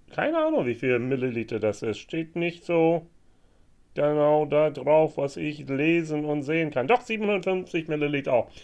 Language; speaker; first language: German; non-native, fluent; English